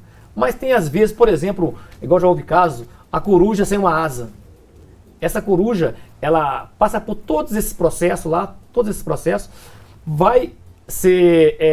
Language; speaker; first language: Portuguese; native; Portuguese